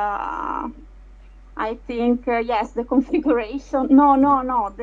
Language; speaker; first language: English; non-native, fluent; Italian